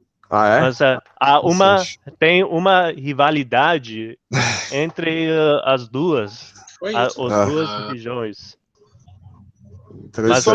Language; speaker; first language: Portuguese; non-native, learner; English